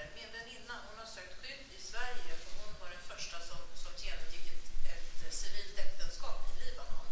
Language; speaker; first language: Swedish; native; Swedish